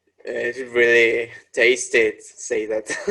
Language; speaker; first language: English; non-native, learner; Spanish